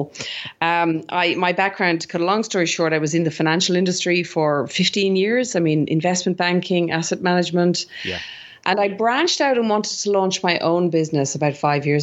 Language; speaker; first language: English; native; English